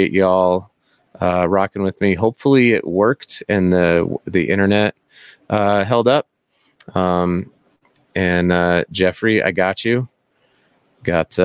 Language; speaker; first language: English; native; English